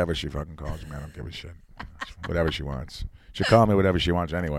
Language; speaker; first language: English; native; English